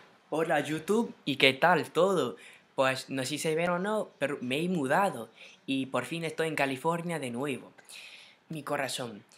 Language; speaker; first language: Spanish; non-native, learner; English